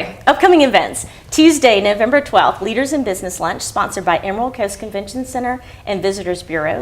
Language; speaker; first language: English; native; English